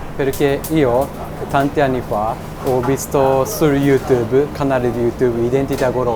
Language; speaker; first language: Italian; non-native, learner; Japanese